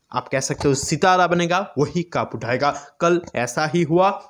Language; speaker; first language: Hindi; native; Hindi